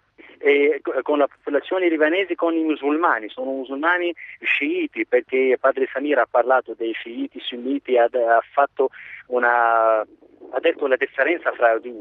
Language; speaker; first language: Italian; non-native, fluent; Arabic